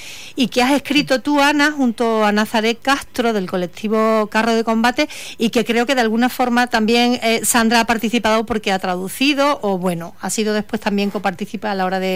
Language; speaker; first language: Spanish; native; Spanish